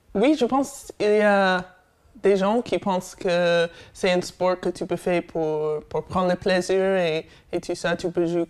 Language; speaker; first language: French; non-native, fluent; English